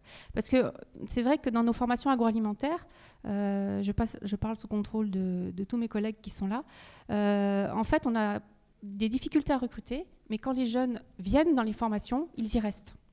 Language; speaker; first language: French; native; French